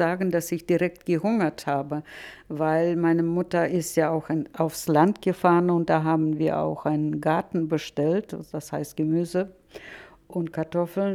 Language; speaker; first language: German; non-native, fluent; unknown